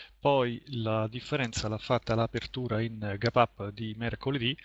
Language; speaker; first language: Italian; native; Italian